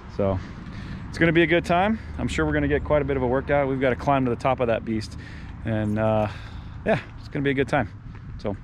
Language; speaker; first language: English; native; English